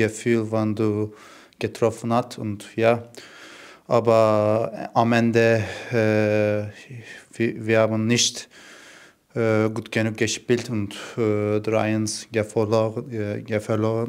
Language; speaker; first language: German; non-native, learner; Turkish